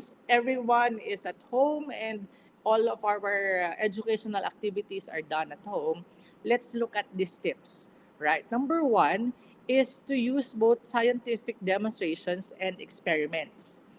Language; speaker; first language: English; non-native, local second language; Filipino